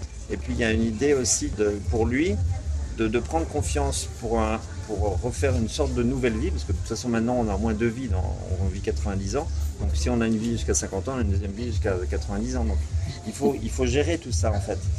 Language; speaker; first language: French; native; French